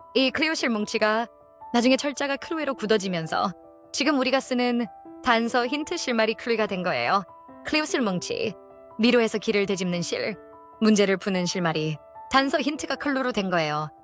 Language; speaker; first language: Korean; native; Korean